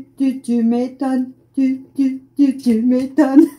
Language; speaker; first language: French; native; French